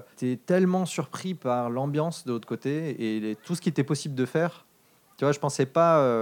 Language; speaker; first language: French; early bilingual, other home language; English